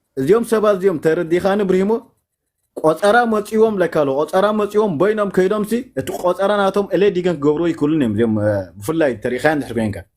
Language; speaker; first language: Tigrinya; native; Tigrinya